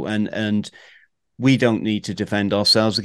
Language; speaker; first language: English; native; English